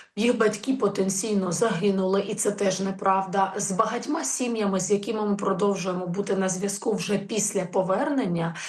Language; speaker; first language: Ukrainian; native; Ukrainian